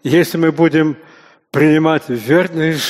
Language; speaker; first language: Russian; native; Russian